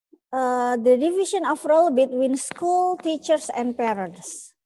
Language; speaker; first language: English; non-native, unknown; Indonesian